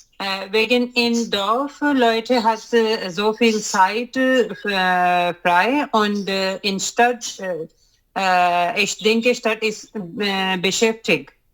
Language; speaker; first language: German; non-native, learner; Urdu